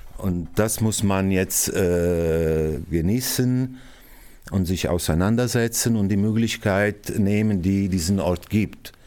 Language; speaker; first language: German; non-native, fluent; Italian